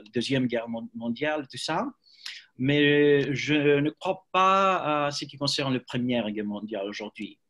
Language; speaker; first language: French; non-native, learner; English